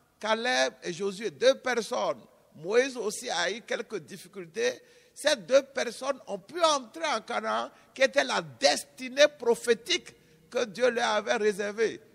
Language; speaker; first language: French; non-native, local second language; Fon